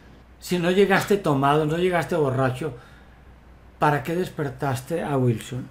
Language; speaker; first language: Spanish; native; Spanish